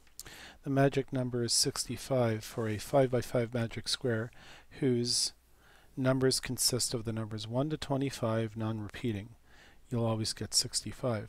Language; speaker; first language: English; native; English